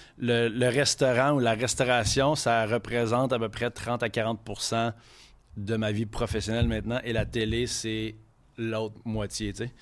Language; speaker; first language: French; native; French